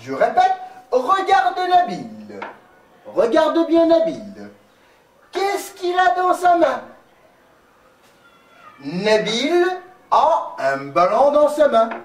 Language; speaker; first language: French; non-native, local second language; Arabic